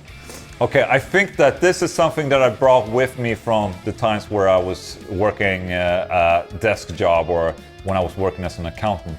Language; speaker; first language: English; non-native, fluent; Swedish